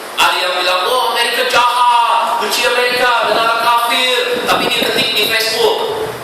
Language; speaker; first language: Indonesian; non-native, fluent; English